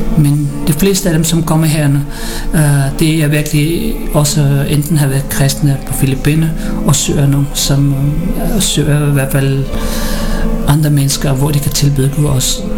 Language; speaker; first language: Danish; early bilingual, other home language; Filipino